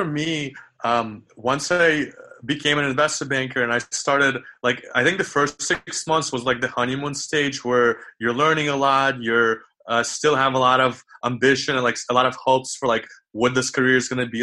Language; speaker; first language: English; early bilingual, other home language; Ukrainian